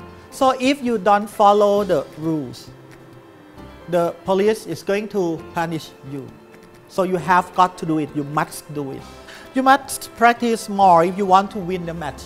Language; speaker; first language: English; non-native, fluent; Thai